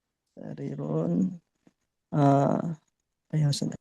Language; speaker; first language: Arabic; non-native, learner; Indonesian